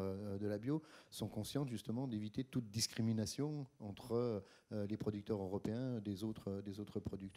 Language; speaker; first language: French; native; French